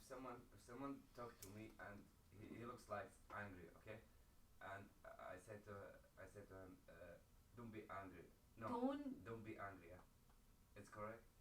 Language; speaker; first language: English; non-native, learner; Arabic